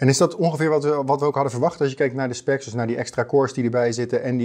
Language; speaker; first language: Dutch; native; Dutch